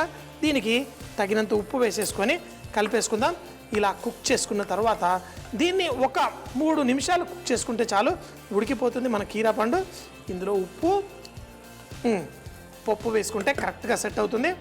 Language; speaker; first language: Telugu; native; Telugu